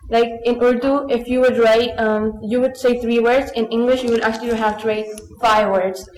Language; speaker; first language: English; early bilingual, other home language; Punjabi